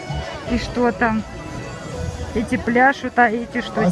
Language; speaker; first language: Russian; native; Russian